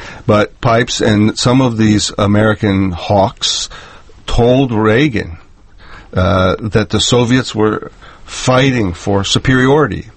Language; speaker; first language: English; native; English